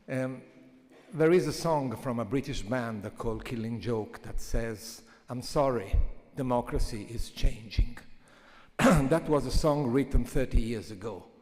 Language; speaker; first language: English; non-native, fluent; Italian